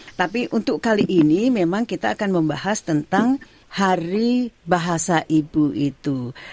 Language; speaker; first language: Indonesian; non-native, local second language; Javanese